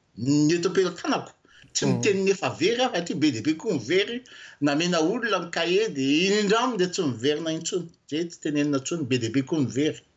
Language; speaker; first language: Malagasy; non-native, local second language; French